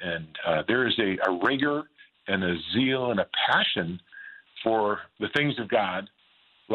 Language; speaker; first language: English; native; English